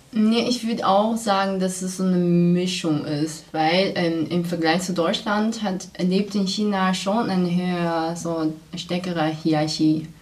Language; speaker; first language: German; non-native, fluent; Chinese